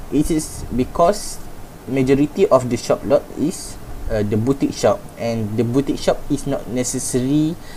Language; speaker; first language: English; non-native, local second language; Malay